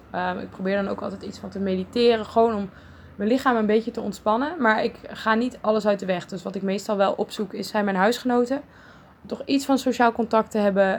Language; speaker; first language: Dutch; native; Dutch